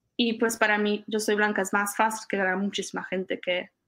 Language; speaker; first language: Spanish; non-native, fluent; Czech